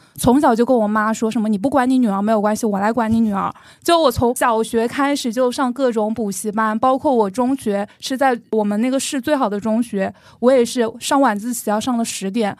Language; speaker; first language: Chinese; native; Chinese